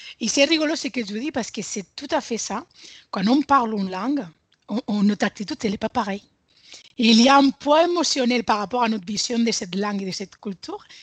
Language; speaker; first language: French; non-native, fluent; Spanish